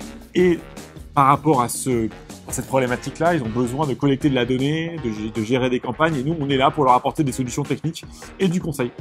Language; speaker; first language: French; native; French